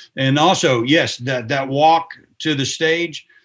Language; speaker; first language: English; native; English